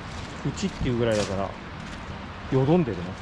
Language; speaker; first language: Japanese; native; Japanese